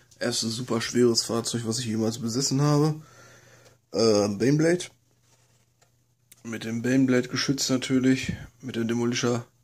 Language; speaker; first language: German; native; German